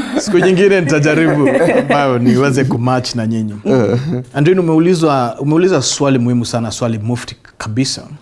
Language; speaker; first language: Swahili; non-native, local second language; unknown